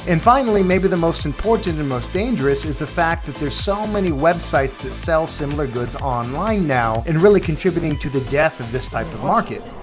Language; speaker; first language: English; native; English